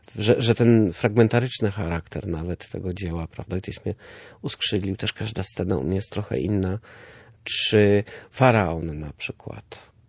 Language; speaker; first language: Polish; early bilingual, heritage; Polish